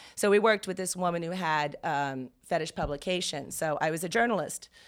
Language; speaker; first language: English; native; English